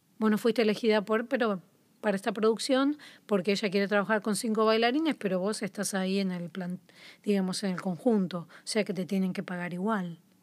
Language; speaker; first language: Spanish; native; Spanish